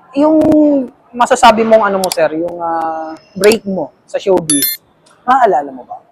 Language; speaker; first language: Filipino; native; Filipino